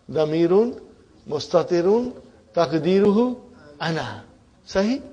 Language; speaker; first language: Arabic; non-native, fluent; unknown